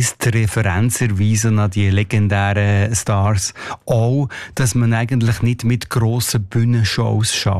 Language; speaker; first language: German; native; German